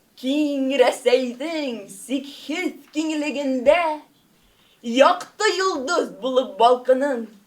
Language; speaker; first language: Tatar; native; Tatar